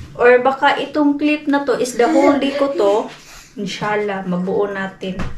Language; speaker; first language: Filipino; non-native, local second language; Cebuano